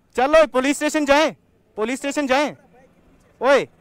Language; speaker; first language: Hindi; native; Hindi